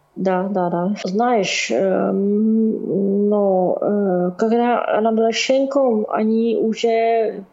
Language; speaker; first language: Russian; non-native, learner; Czech